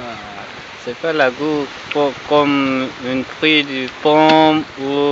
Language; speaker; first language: French; non-native, learner; Korean